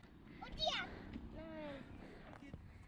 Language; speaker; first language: German; early bilingual, other home language; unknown